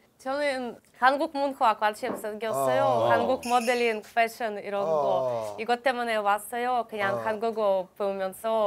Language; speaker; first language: Korean; non-native, learner; Russian